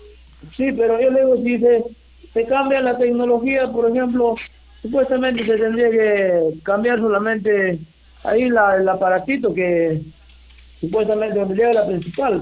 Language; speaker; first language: Spanish; native; Spanish